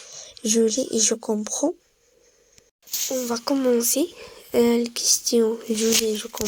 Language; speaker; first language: French; non-native, local second language; Arabic